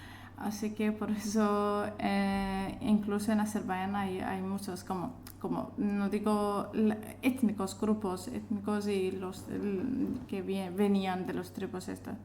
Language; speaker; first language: Spanish; non-native, fluent; Azerbaijani